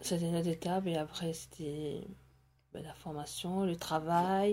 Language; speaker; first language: French; non-native, local second language; Morisyen